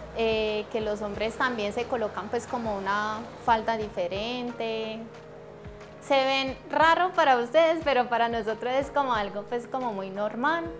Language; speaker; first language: Spanish; early bilingual, heritage; Japanese